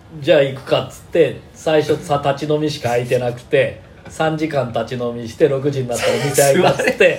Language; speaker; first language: Japanese; native; Japanese